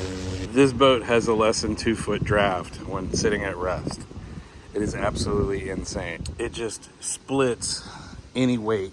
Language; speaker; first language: English; native; English